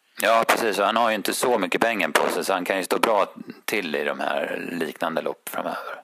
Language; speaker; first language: Swedish; native; Swedish